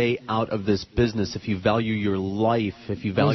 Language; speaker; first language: English; native; English